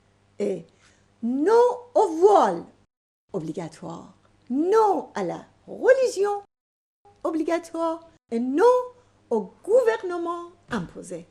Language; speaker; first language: French; non-native, fluent; Persian